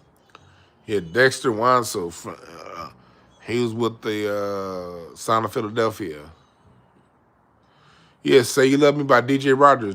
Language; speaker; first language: English; native; English